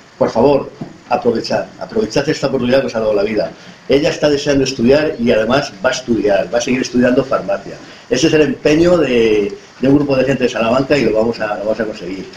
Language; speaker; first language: Spanish; native; Spanish